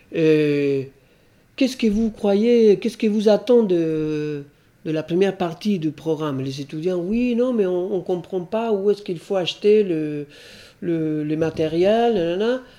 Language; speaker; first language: French; non-native, fluent; Spanish